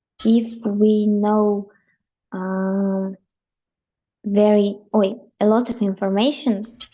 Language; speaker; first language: English; non-native, learner; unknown